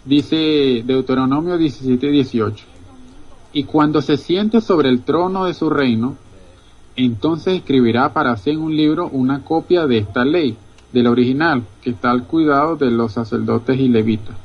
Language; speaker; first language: Spanish; native; Spanish